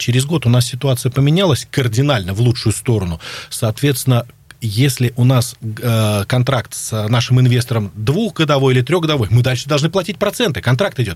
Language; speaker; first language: Russian; native; Russian